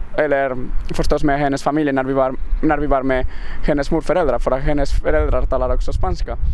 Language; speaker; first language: Swedish; non-native, fluent; Basque